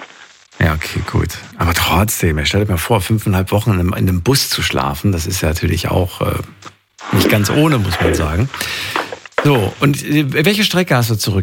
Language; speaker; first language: German; native; German